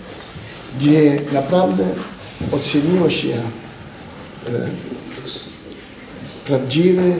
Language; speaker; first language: Polish; non-native, learner; Italian